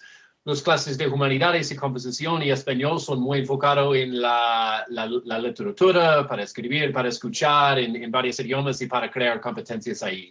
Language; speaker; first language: Spanish; non-native, fluent; English